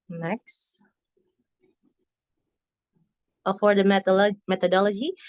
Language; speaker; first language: English; non-native, learner; Indonesian